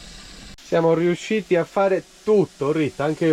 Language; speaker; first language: Italian; native; Italian